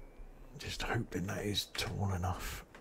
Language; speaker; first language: English; native; English